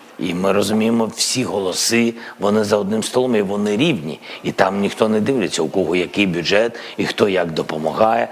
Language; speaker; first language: Ukrainian; non-native, local second language; Russian